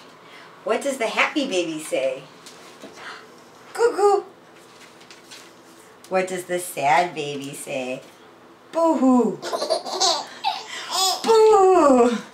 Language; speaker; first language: English; native; English